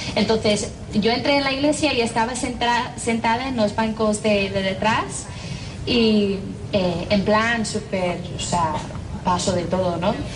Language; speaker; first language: Spanish; non-native, fluent; English